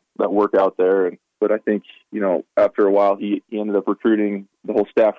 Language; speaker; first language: English; native; English